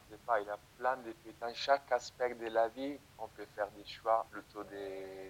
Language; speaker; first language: French; non-native, fluent; Italian